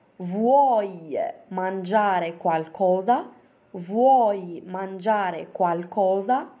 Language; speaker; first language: Italian; non-native, fluent; Arabic